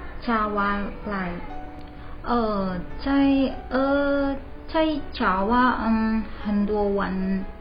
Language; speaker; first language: Chinese; non-native, learner; Indonesian